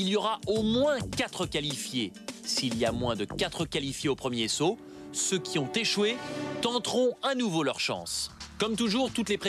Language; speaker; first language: French; native; French